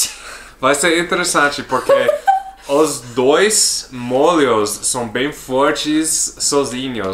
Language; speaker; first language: Portuguese; non-native, fluent; English